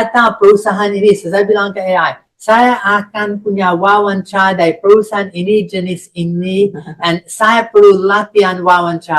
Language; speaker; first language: Indonesian; non-native, fluent; English